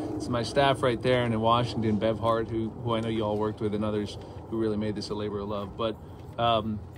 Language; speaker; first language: English; native; English